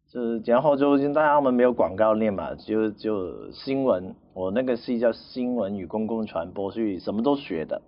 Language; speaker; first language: Chinese; non-native, local second language; Cantonese